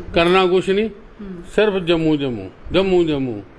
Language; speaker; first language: Hindi; native; Hindi